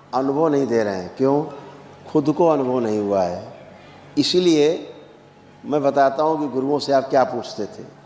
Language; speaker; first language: Hindi; native; Hindi